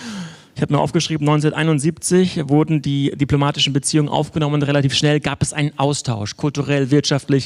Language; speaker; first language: German; native; German